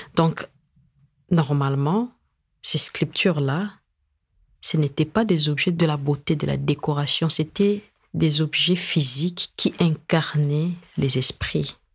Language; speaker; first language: French; non-native, local second language; Lingala